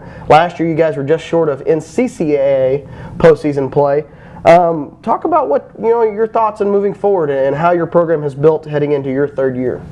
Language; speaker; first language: English; native; English